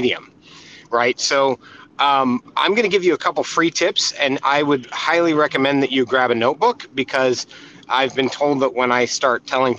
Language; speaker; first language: English; native; English